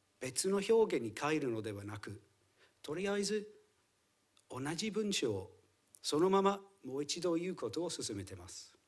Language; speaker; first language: Japanese; non-native, fluent; English